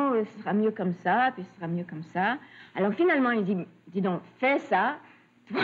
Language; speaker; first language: French; early bilingual, other home language; Russian